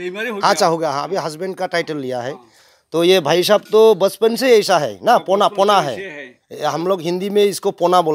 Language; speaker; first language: Hindi; non-native, local second language; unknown